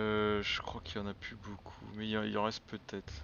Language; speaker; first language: French; native; French